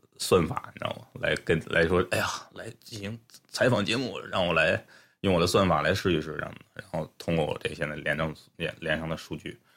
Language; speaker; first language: Chinese; native; Chinese